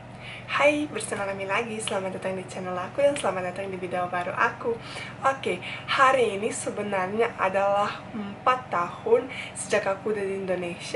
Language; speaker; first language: Indonesian; non-native, fluent; Bosnian